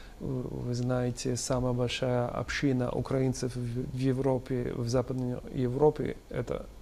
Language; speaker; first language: Russian; non-native, fluent; Italian